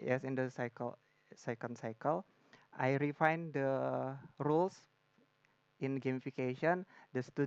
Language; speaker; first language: English; non-native, learner; Indonesian